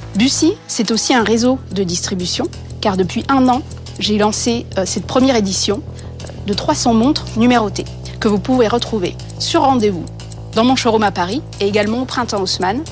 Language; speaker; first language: French; native; French